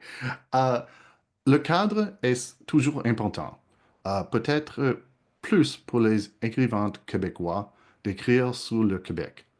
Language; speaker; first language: French; non-native, local second language; English